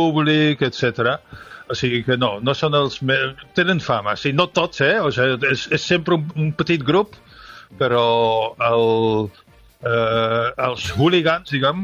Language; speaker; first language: Catalan; non-native, fluent; Dutch